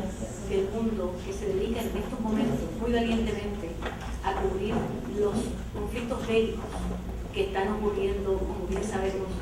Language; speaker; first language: Spanish; native; Spanish